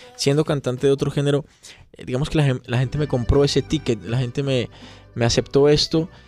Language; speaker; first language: Spanish; native; Spanish